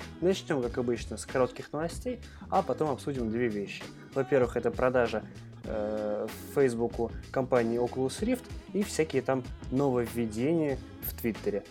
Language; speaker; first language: Russian; native; Russian